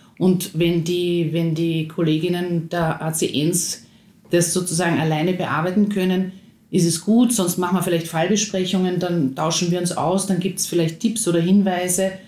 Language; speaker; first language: German; native; German